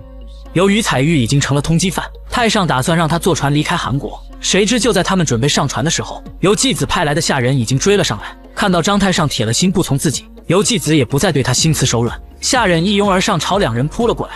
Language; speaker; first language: Chinese; native; Chinese